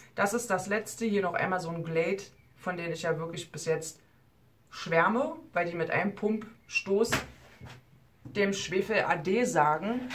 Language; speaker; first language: German; native; German